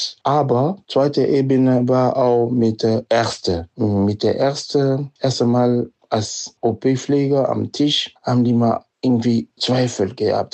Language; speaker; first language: German; non-native, fluent; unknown